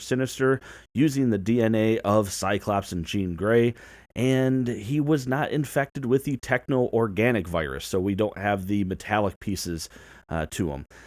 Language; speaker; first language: English; native; English